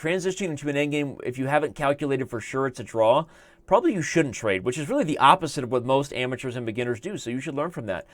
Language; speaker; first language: English; native; English